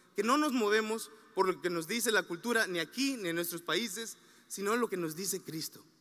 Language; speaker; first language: Spanish; non-native, fluent; English